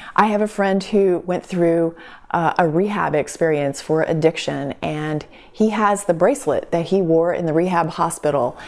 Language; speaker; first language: English; native; English